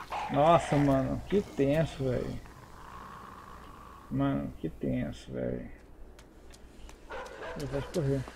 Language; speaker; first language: Portuguese; native; Portuguese